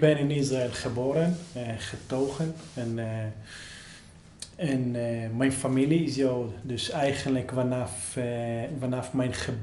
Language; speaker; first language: Dutch; non-native, fluent; Hebrew